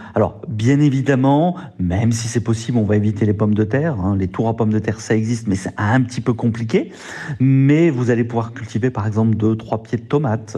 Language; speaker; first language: French; native; French